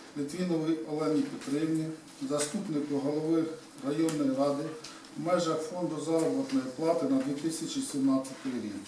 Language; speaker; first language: Ukrainian; native; Ukrainian